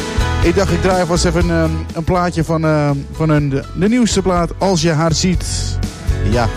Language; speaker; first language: Dutch; native; Dutch